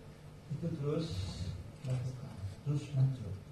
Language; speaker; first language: Indonesian; non-native, fluent; Bangla